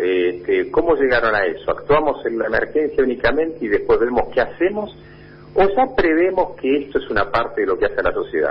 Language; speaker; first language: Spanish; native; Spanish